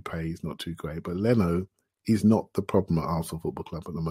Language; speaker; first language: English; native; English